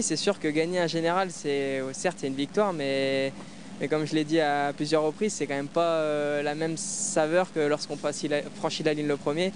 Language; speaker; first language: French; native; French